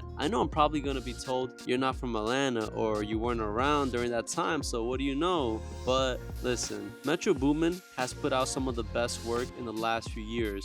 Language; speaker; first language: English; native; English